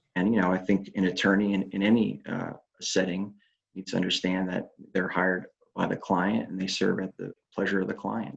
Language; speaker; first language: English; native; English